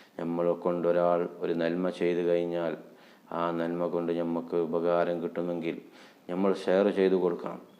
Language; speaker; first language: Malayalam; native; Malayalam